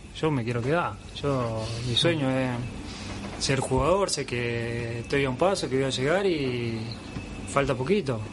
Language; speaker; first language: Spanish; native; Spanish